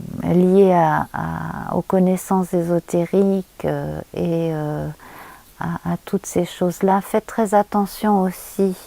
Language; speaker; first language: French; native; French